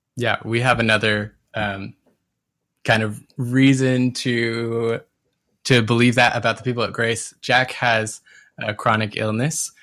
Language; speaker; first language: English; native; English